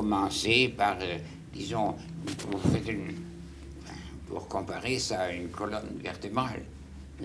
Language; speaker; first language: French; non-native, fluent; German